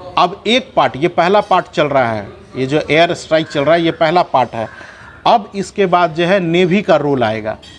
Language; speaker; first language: Hindi; native; Hindi